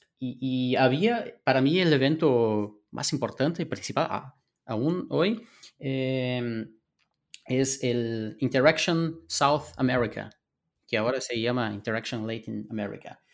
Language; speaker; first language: Spanish; non-native, fluent; Portuguese